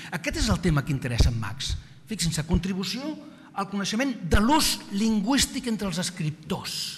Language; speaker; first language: Catalan; native; Catalan